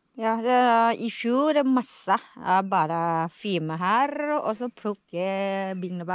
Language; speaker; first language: Norwegian; non-native, learner; Thai